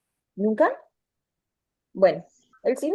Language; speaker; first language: Spanish; native; Spanish